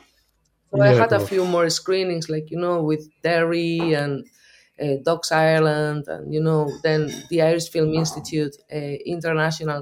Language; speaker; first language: English; non-native, fluent; Spanish